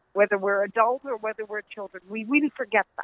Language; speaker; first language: English; non-native, fluent; Dutch